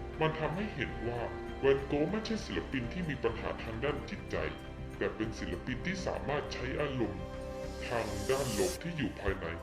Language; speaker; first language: Thai; native; Thai